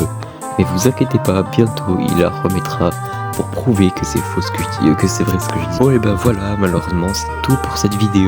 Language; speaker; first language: French; native; French